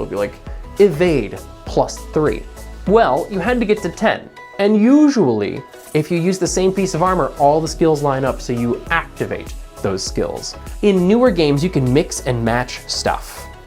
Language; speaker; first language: English; native; English